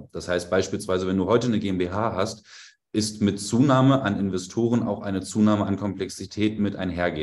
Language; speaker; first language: German; native; German